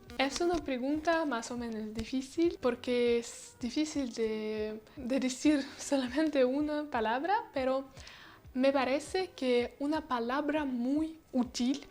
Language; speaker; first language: Spanish; non-native, learner; Russian